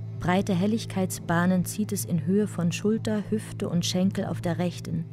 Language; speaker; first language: German; native; German